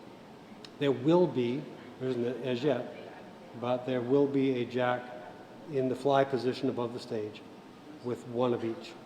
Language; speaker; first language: English; native; English